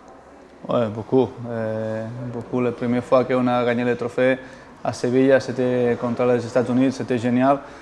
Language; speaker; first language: French; non-native, fluent; Spanish